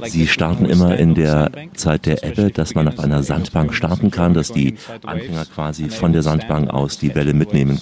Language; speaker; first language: German; native; German